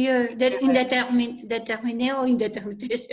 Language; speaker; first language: French; non-native, learner; Spanish